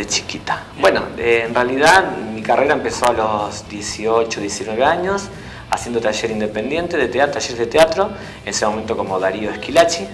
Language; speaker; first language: Spanish; native; Spanish